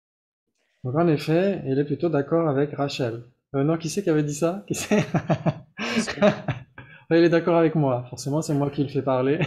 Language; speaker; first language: French; native; French